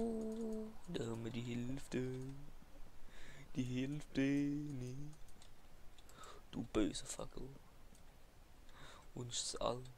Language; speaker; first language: German; native; German